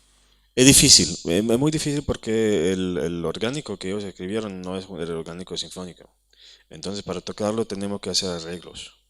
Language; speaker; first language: Spanish; non-native, fluent; Hebrew